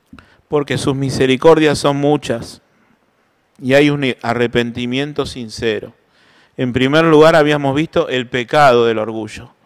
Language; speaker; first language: Spanish; native; Spanish